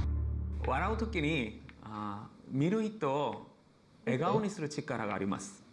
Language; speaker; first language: Japanese; non-native, learner; Korean